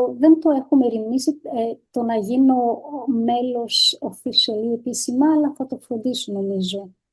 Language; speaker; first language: Greek; early bilingual, heritage; Greek